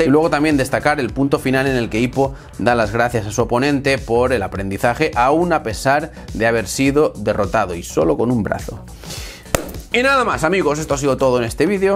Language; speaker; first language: Spanish; native; Spanish